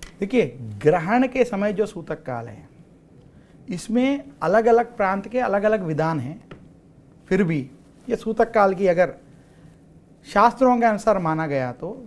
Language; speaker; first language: Hindi; non-native, local second language; Telugu